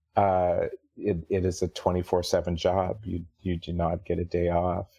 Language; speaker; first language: English; native; English